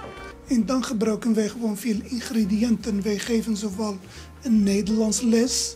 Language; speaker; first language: Dutch; non-native, fluent; Arabic